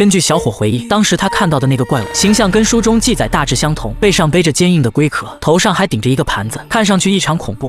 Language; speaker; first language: Chinese; native; Chinese